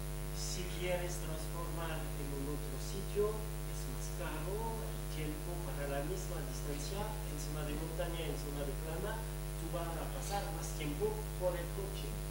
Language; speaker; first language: Spanish; non-native, fluent; French